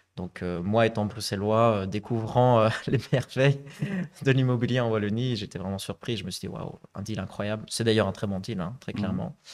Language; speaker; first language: French; native; French